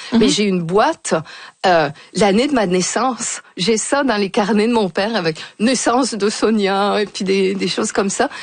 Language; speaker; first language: French; native; French